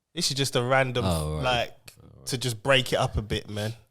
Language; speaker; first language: English; native; English